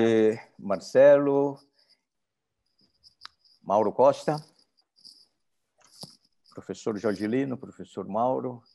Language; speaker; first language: Spanish; non-native, learner; Portuguese